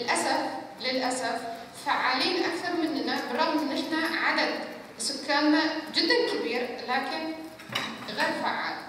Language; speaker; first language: Arabic; native; Arabic